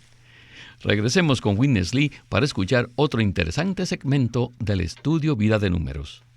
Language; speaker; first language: Spanish; native; Spanish